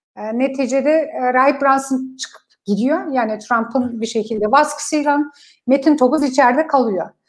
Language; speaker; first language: Turkish; non-native, fluent; Kurdish